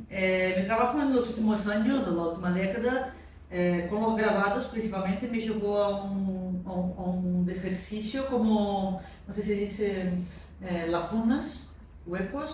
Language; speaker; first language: Spanish; non-native, fluent; Portuguese